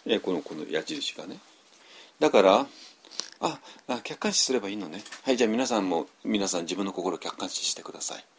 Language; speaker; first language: Japanese; native; Japanese